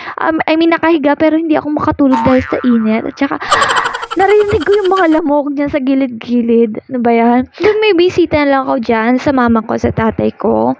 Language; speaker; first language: Filipino; non-native, local second language; Waray